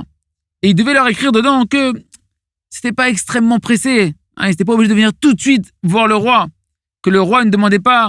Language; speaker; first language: French; native; French